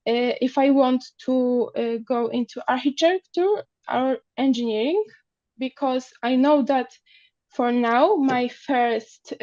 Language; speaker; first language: English; non-native, learner; Polish